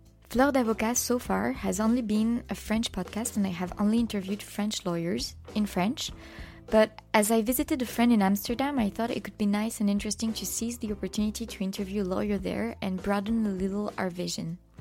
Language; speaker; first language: English; non-native, fluent; French